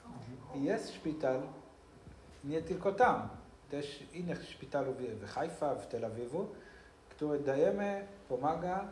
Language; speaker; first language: Polish; non-native, learner; Hebrew